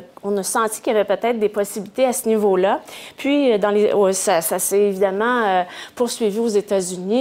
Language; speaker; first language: French; native; French